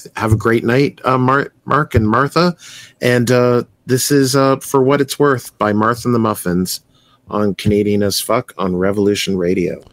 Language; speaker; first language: English; native; English